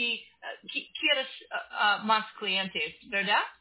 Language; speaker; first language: Spanish; non-native, learner; English